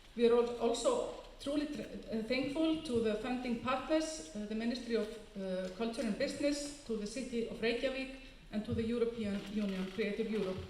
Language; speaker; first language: English; non-native, fluent; Icelandic